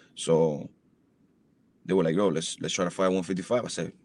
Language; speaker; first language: English; early bilingual, other home language; Spanish